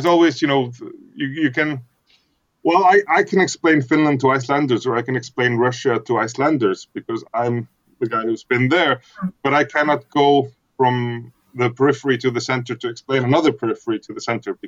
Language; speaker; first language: English; non-native, fluent; Icelandic